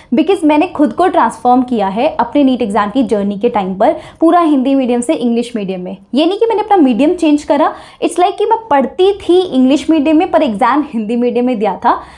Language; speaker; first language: Hindi; native; Hindi